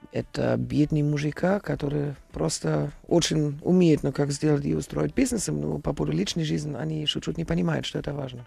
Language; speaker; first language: Russian; non-native, learner; German